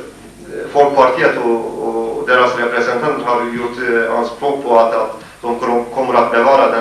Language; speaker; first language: Swedish; non-native, fluent; Kurdish